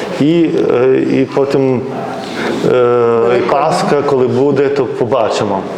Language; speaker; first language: Ukrainian; non-native, fluent; Lithuanian